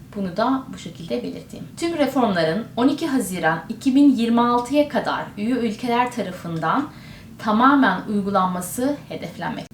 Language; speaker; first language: Turkish; native; Turkish